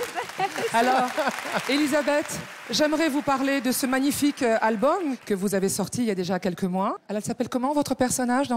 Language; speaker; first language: French; native; French